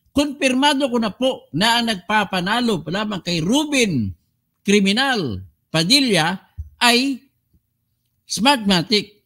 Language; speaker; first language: Filipino; non-native, local second language; Cebuano